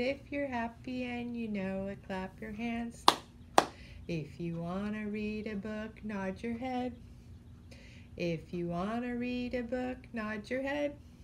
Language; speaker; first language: English; native; English